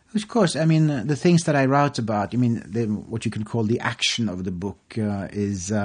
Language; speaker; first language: English; non-native, fluent; Norwegian